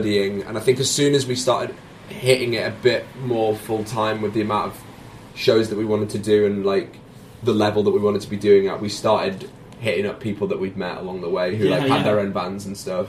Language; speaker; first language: English; native; English